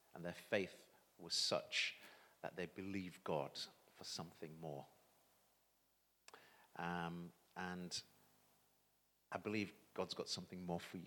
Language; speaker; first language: English; native; English